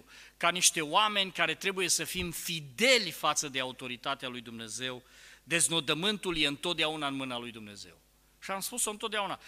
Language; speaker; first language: Romanian; native; Romanian